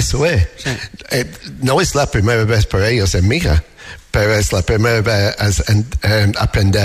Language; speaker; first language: Spanish; non-native, learner; English